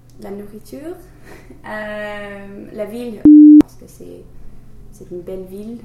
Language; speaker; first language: French; non-native, learner; English